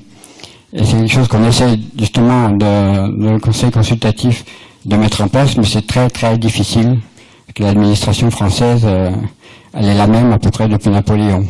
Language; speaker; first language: French; native; French